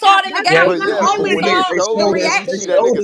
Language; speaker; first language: English; native; English